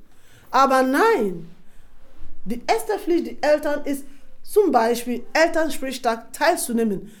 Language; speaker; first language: German; non-native, fluent; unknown